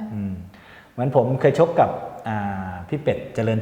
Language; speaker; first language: Thai; native; Thai